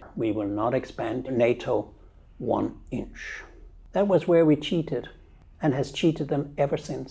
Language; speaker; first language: English; non-native, fluent; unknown